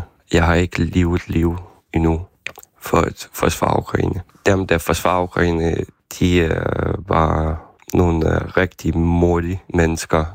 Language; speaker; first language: Danish; early bilingual, other home language; Ukrainian